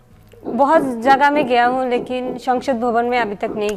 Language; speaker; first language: Hindi; non-native, learner; Bangla